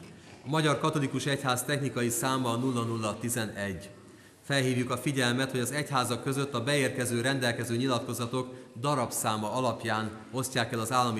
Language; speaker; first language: Hungarian; native; Hungarian